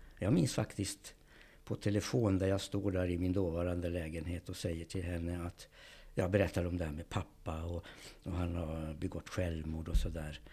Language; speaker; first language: Swedish; early bilingual, other home language; Hungarian